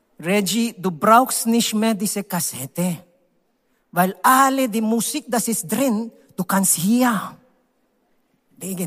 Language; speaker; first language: German; non-native, learner; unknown